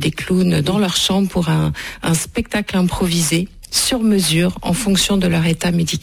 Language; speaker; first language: French; native; French